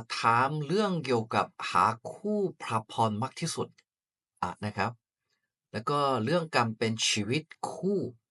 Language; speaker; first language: Thai; non-native, fluent; Korean